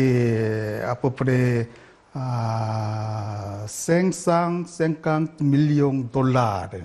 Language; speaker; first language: French; non-native, learner; Korean